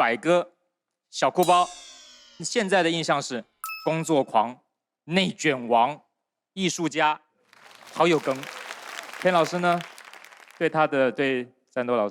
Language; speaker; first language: Chinese; native; Chinese